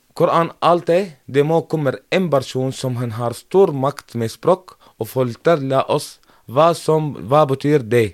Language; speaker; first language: Norwegian; non-native, learner; Arabic